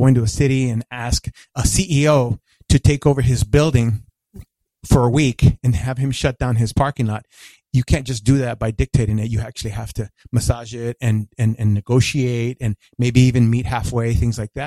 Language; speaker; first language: English; early bilingual, other home language; Spanish